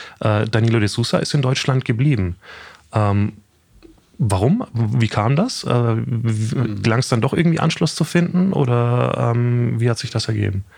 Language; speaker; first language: German; native; German